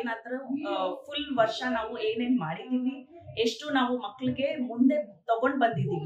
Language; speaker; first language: Kannada; non-native, local second language; Urdu